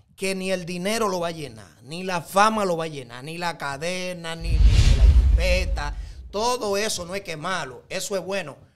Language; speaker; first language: Spanish; native; Spanish